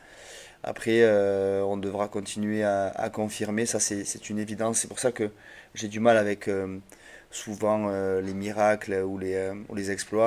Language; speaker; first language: French; native; French